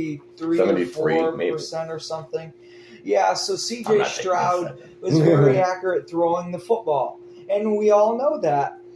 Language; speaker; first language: English; native; English